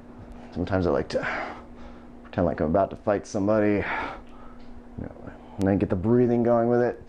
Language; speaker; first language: English; native; English